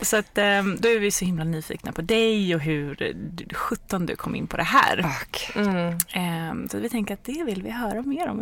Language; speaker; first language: Swedish; native; Swedish